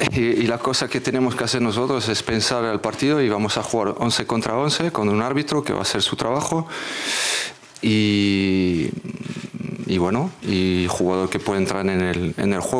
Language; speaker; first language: Spanish; non-native, fluent; French